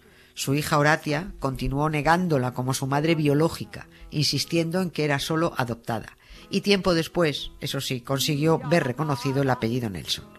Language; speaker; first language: Spanish; native; Spanish